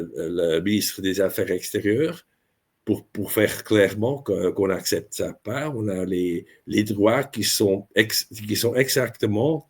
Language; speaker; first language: French; non-native, local second language; German